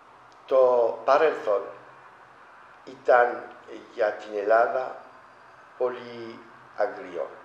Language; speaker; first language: Greek; non-native, fluent; French